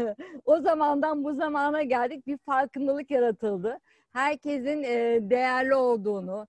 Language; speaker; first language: Turkish; native; Turkish